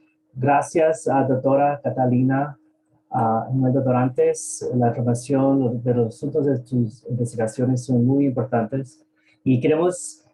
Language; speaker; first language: Spanish; early bilingual, heritage; Spanish